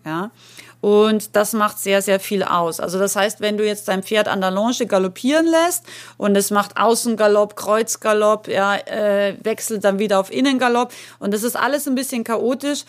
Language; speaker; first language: German; native; German